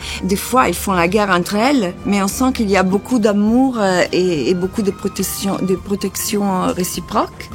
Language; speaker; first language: French; non-native, fluent; Italian